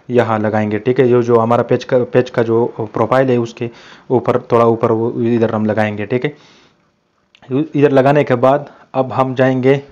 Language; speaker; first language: Urdu; non-native, local second language; Pashto